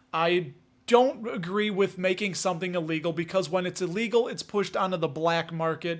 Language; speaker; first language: English; native; English